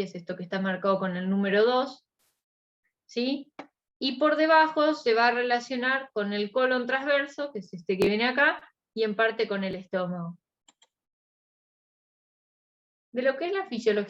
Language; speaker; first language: Spanish; native; Spanish